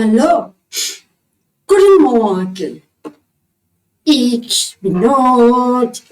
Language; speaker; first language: German; non-native, learner; Thai